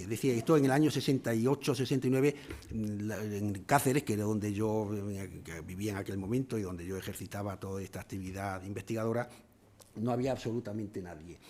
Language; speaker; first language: Spanish; native; Spanish